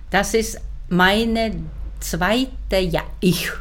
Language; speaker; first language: German; non-native, learner; Czech